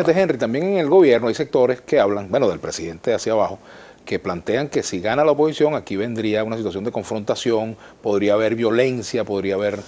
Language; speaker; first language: Spanish; native; Spanish